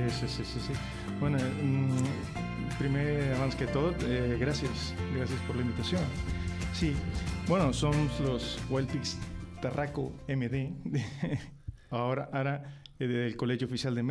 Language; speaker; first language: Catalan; non-native, fluent; Spanish